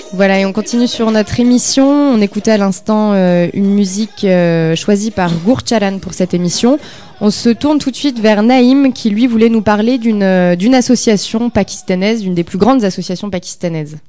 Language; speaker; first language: French; native; French